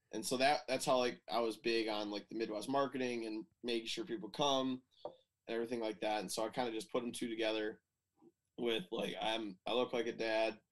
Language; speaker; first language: English; native; English